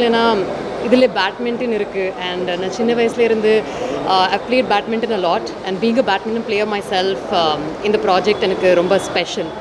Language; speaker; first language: Tamil; non-native, learner; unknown